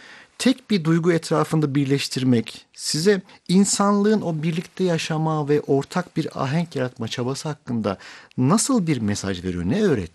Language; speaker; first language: Turkish; native; Turkish